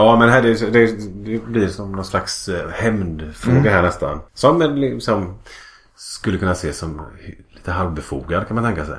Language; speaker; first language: Swedish; native; Swedish